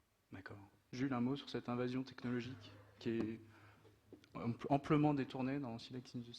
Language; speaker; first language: French; native; French